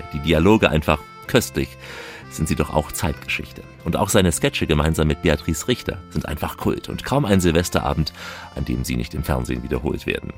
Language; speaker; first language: German; native; German